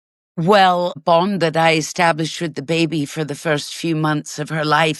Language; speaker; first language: English; native; English